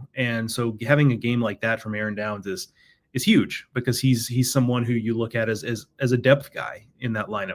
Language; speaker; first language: English; native; English